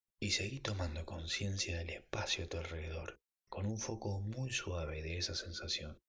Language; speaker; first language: Spanish; native; Spanish